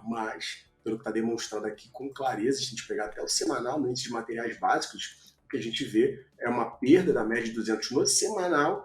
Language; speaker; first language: Portuguese; native; Portuguese